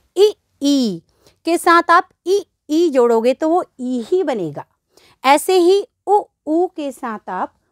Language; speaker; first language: Hindi; native; Hindi